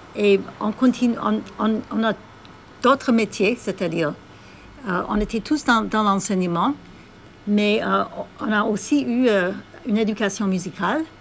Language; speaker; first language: French; non-native, fluent; English